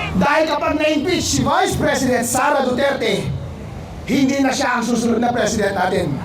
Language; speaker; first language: Filipino; non-native, local second language; Iloko